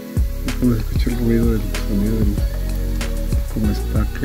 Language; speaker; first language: Spanish; native; Spanish